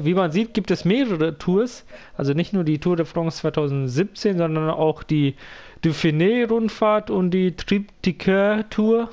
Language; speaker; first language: German; native; German